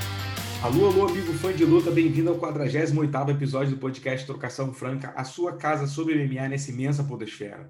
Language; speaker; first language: Portuguese; native; Portuguese